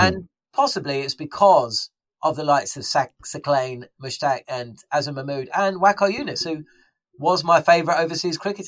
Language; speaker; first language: English; native; English